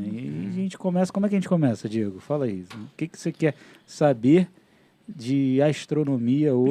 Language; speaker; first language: Portuguese; native; Portuguese